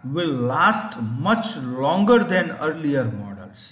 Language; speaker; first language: English; non-native, local second language; Gujarati